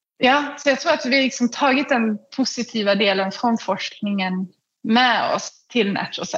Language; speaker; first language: Swedish; native; Swedish